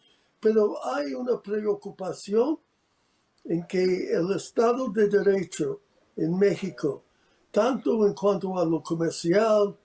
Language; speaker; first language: Spanish; non-native, fluent; English